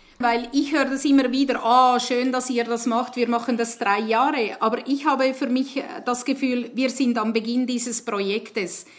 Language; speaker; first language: German; native; German